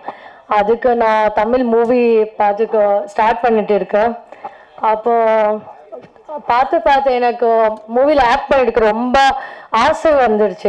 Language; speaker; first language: Tamil; non-native, learner; Kannada